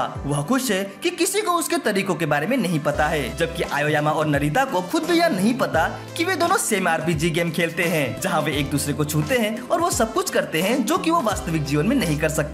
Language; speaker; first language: Hindi; native; Hindi